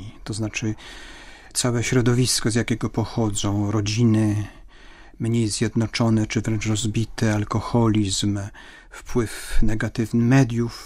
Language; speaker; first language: Polish; native; Polish